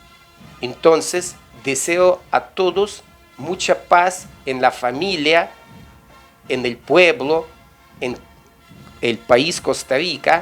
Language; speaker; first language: Spanish; non-native, fluent; Russian